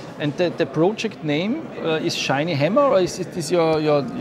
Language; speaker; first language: English; non-native, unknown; German